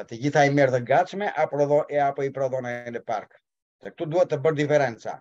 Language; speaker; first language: Albanian; native; Albanian